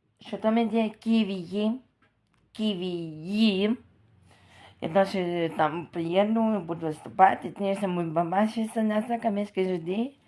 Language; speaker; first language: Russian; non-native, local second language; Ukrainian